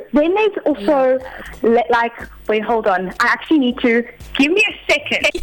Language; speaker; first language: English; native; English